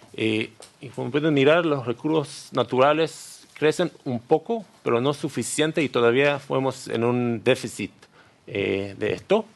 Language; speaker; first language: Spanish; non-native, learner; Hebrew